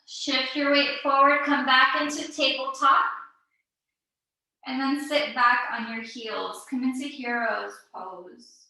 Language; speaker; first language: English; native; English